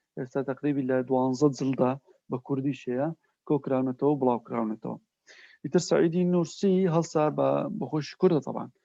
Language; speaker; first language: Central Kurdish; native; Central Kurdish